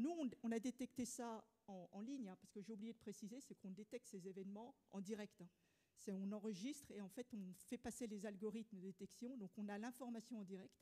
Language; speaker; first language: French; native; French